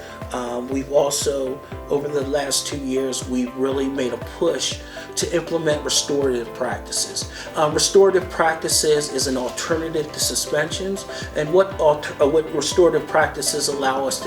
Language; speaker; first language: English; native; English